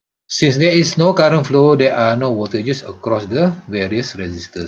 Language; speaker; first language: English; non-native, local second language; Malay